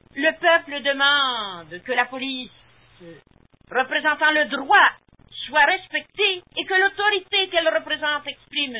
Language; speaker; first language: French; native; French